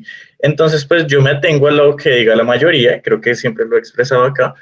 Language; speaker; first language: Spanish; native; Spanish